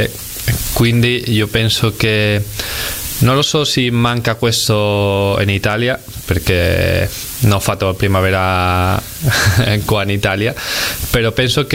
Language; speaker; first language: Italian; non-native, fluent; Spanish